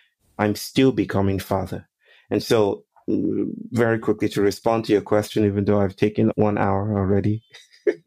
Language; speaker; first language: English; non-native, local second language; Yoruba